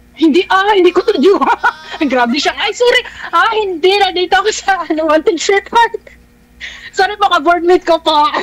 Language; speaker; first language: Filipino; non-native, local second language; Cebuano